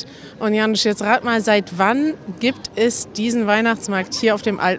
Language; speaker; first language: German; native; German